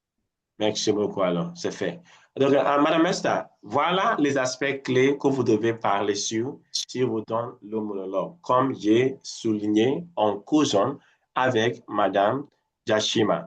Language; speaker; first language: French; non-native, fluent; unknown